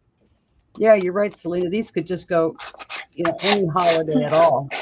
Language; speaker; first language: English; native; English